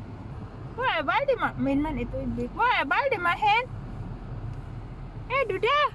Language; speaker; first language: Danish; non-native, learner; Filipino